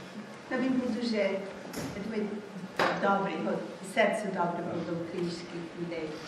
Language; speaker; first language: Ukrainian; early bilingual, heritage; Ukrainian